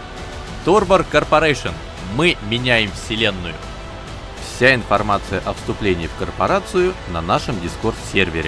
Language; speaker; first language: Russian; native; Russian